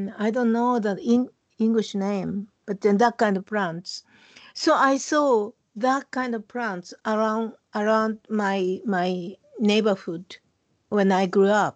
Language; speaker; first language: English; non-native, fluent; Japanese